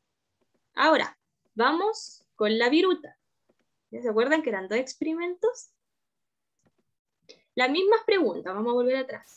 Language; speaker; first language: Spanish; native; Spanish